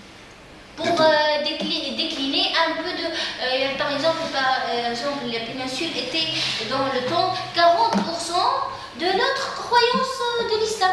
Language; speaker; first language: French; non-native, learner; Arabic